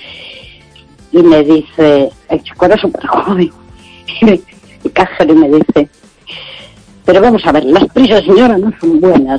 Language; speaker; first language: Spanish; native; Spanish